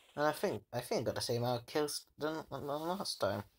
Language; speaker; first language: English; native; English